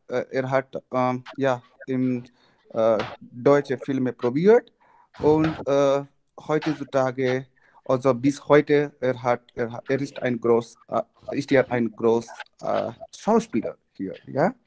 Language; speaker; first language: German; non-native, learner; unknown